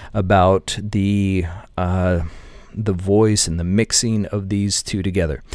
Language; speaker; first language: English; native; English